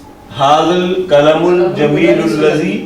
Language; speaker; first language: Arabic; non-native, learner; Urdu